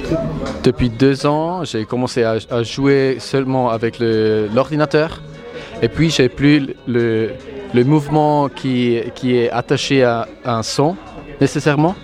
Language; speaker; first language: French; non-native, local second language; German